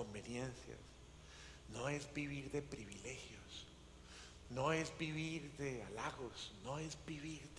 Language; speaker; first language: Spanish; native; Spanish